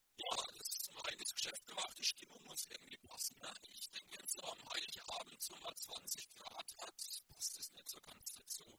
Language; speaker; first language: German; native; German